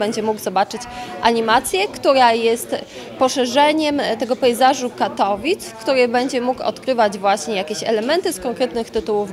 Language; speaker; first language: Polish; native; Polish